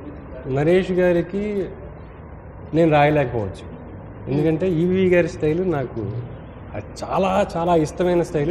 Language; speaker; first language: Telugu; native; Telugu